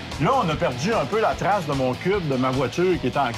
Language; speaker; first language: French; native; French